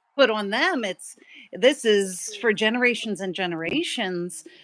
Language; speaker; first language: English; native; English